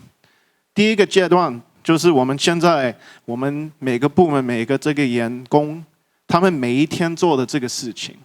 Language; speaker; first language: Chinese; early bilingual, heritage; English